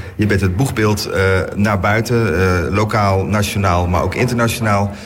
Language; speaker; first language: Dutch; native; Dutch